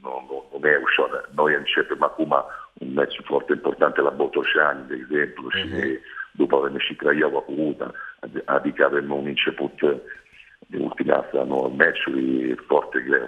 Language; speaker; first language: Romanian; non-native, fluent; Italian